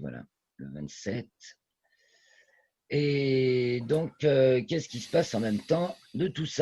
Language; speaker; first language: French; native; French